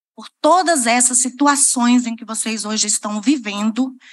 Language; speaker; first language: Portuguese; native; Portuguese